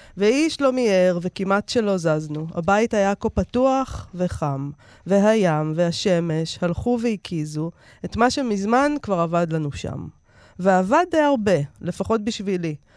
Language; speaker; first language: Hebrew; native; Hebrew